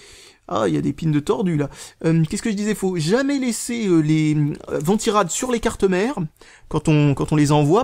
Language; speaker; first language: French; native; French